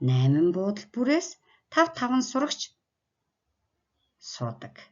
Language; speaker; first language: Mongolian; native; Mongolian